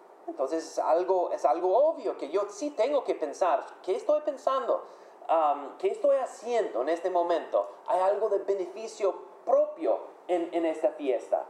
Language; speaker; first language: Spanish; non-native, fluent; English